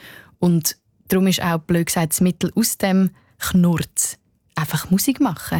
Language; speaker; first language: German; native; German